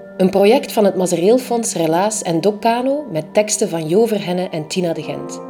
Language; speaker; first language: Dutch; native; Dutch